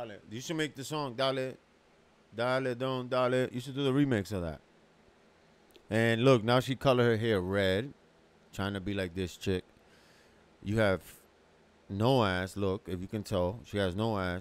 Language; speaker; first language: English; early bilingual, other home language; Spanish